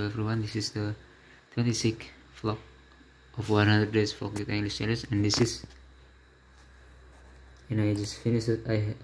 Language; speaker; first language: English; non-native, learner; Indonesian